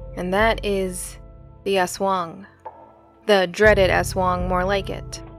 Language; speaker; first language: English; early bilingual, other home language; Filipino